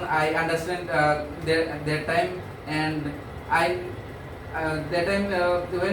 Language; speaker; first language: English; non-native, learner; Bangla